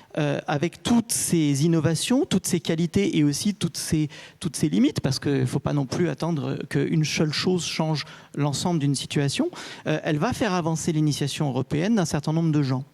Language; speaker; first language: French; native; French